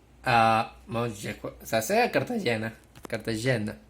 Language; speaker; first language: French; non-native, fluent; Spanish